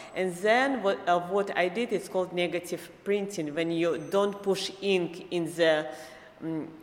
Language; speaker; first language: English; non-native, fluent; Belarusian